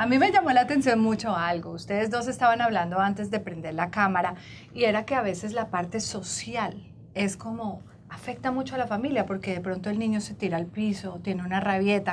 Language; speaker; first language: Spanish; native; Spanish